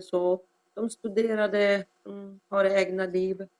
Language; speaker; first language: Swedish; non-native, fluent; Persian